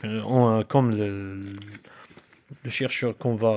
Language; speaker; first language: French; non-native, local second language; Kabyle